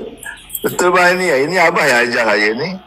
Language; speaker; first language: Malay; native; Malay